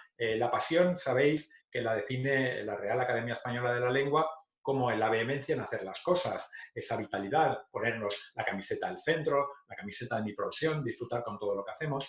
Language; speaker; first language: Spanish; native; Spanish